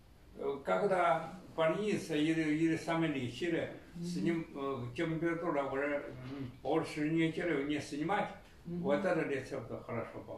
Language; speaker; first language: Russian; non-native, learner; Chinese